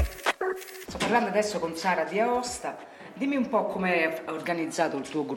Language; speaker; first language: Italian; native; Italian